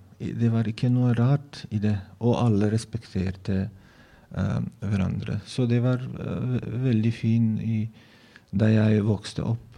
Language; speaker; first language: Norwegian; non-native, fluent; Bosnian